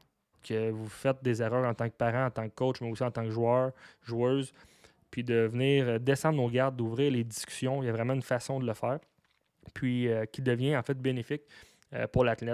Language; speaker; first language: French; native; French